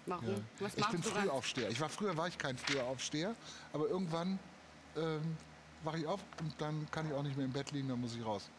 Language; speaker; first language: German; native; German